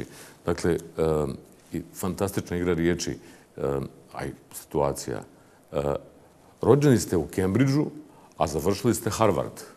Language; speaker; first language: Bosnian; native; Bosnian